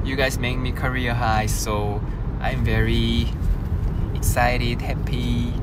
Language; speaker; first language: English; non-native, learner; Korean